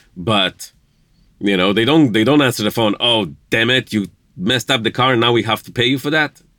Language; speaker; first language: English; non-native, fluent; Hebrew